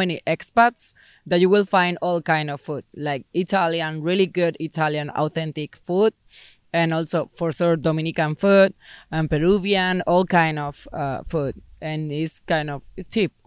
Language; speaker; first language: English; non-native, fluent; Spanish